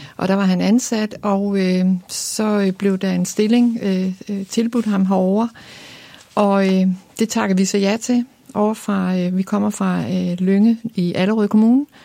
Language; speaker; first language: Danish; native; Danish